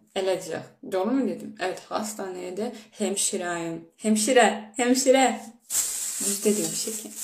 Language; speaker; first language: Turkish; early bilingual, heritage; Turkish